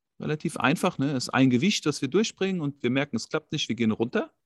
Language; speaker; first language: German; native; German